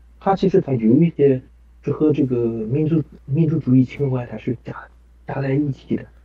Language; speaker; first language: Chinese; non-native, local second language; Kazakh